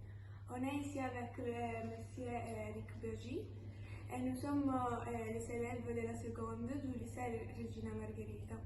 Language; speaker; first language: French; non-native, learner; Italian